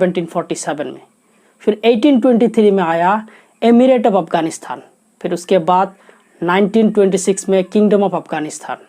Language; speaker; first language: Hindi; non-native, local second language; Assamese